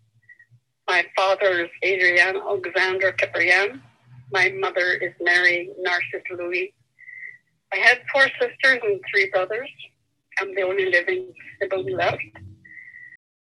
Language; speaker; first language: English; non-native, fluent; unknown